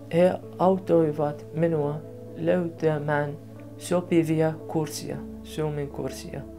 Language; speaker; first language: Finnish; non-native, fluent; Arabic